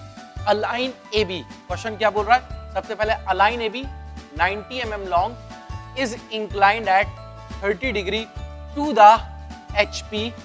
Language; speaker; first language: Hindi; native; Hindi